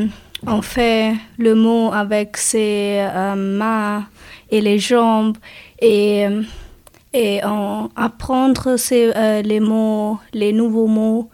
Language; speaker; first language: French; non-native, learner; German